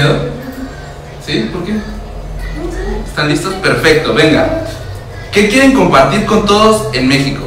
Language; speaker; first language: Spanish; native; Spanish